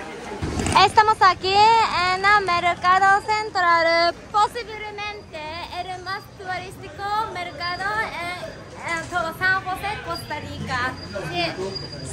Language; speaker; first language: Spanish; non-native, learner; Japanese